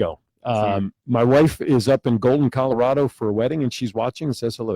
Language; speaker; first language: English; native; English